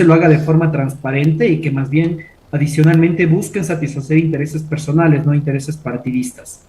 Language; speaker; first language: Spanish; native; Spanish